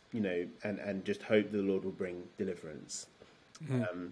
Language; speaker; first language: English; native; English